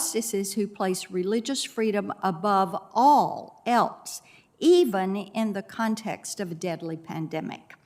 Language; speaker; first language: English; native; English